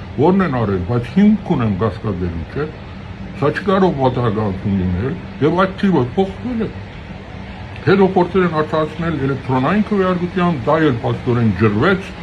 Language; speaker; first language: Armenian; early bilingual, heritage; Armenian